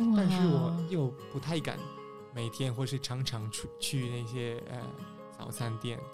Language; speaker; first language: Chinese; non-native, fluent; Spanish